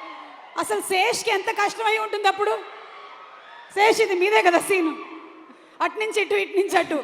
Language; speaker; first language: Telugu; native; Telugu